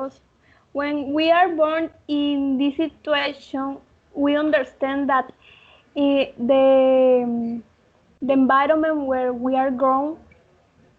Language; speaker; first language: English; non-native, learner; Spanish